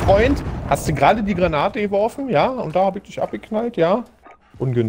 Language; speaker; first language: German; native; German